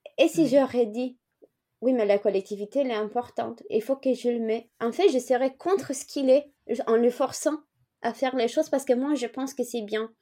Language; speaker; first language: French; non-native, fluent; Romanian